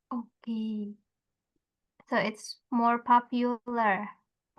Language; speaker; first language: English; non-native, fluent; Indonesian